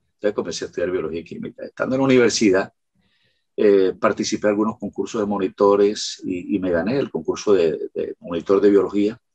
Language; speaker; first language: Spanish; native; Spanish